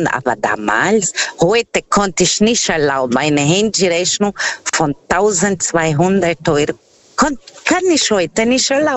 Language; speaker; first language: German; non-native, learner; Portuguese